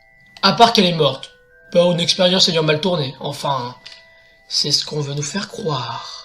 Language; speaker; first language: French; native; French